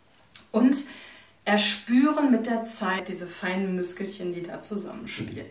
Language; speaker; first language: German; native; German